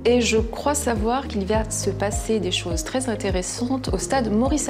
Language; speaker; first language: French; native; French